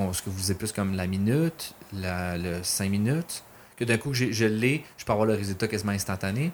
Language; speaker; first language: French; native; French